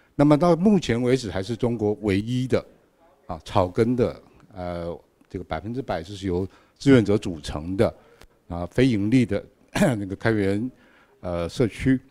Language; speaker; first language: Chinese; native; Chinese